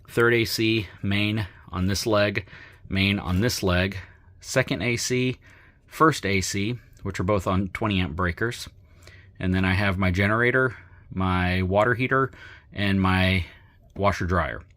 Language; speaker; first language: English; native; English